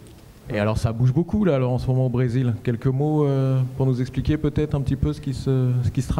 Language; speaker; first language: French; native; French